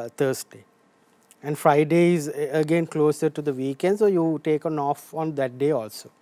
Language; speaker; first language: English; non-native, local second language; Sinhala